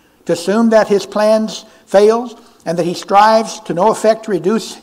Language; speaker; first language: English; native; English